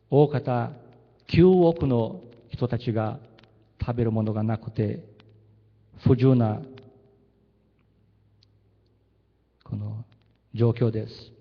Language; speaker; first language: Japanese; early bilingual, heritage; Japanese